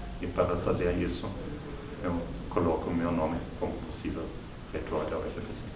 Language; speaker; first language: Portuguese; non-native, fluent; German